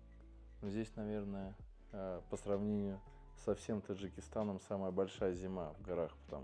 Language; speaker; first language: Russian; native; Russian